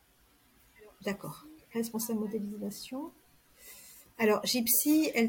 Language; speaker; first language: French; native; French